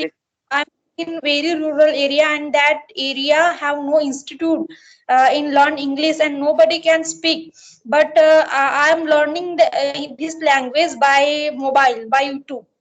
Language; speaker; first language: English; non-native, learner; Marathi